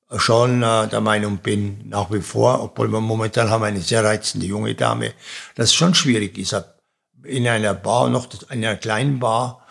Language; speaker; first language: German; native; German